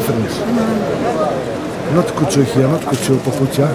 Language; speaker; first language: English; non-native, learner; Greek